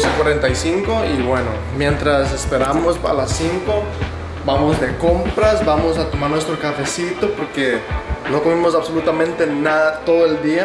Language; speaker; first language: Spanish; early bilingual, heritage; Spanish